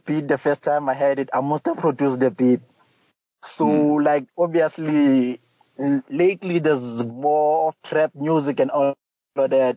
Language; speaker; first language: English; non-native, local second language; Zulu